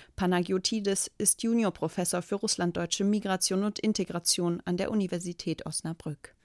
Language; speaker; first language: German; native; German